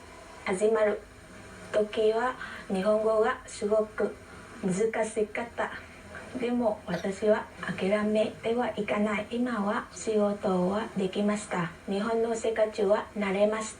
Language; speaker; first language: Japanese; non-native, learner; Vietnamese